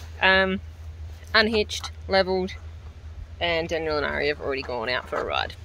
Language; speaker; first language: English; native; English